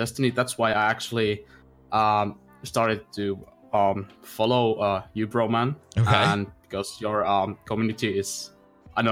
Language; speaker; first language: English; non-native, fluent; Finnish